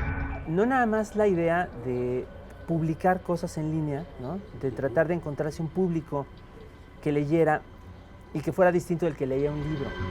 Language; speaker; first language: Spanish; native; Spanish